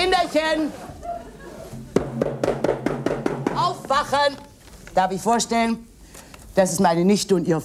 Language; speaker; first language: German; native; German